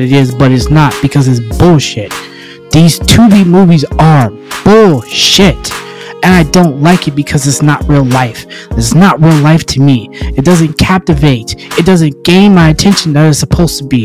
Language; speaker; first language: English; native; English